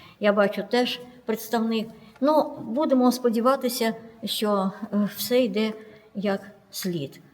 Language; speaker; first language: Ukrainian; non-native, local second language; Russian